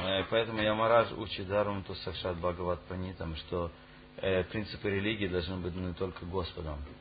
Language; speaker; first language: Russian; native; Russian